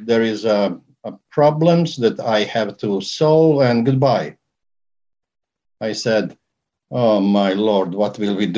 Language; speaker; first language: English; non-native, fluent; Serbian